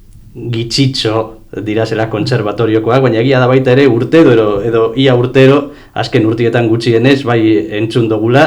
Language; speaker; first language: Basque; native; Basque